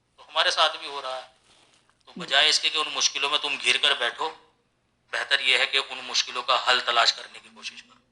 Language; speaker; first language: Urdu; native; Urdu